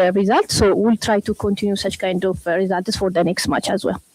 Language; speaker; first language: English; non-native, local second language; Amharic